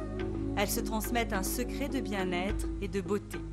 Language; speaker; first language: French; native; French